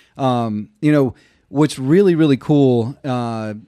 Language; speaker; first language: English; native; English